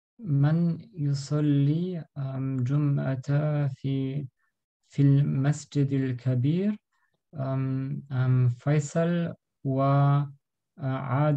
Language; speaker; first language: Arabic; non-native, learner; German